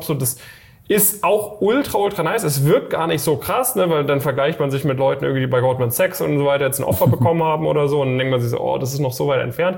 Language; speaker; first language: German; native; German